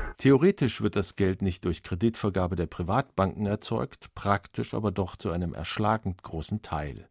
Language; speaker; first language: German; native; German